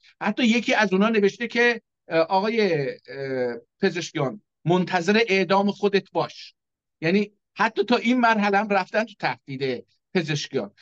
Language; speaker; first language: Persian; non-native, local second language; Azerbaijani